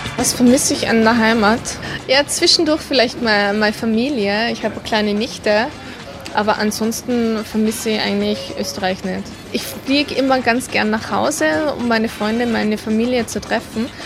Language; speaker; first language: German; native; German